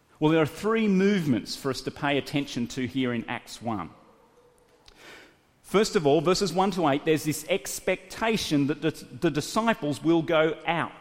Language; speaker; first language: English; native; English